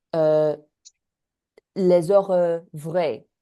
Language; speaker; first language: French; non-native, learner; English